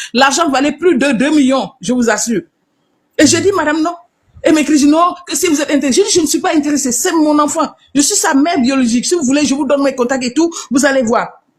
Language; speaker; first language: French; non-native, local second language; Wolof